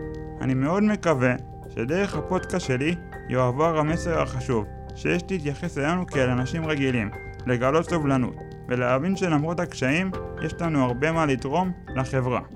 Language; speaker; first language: Hebrew; native; Hebrew